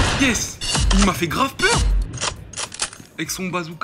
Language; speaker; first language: French; native; French